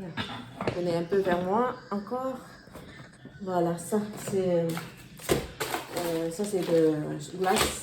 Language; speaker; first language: French; non-native, learner; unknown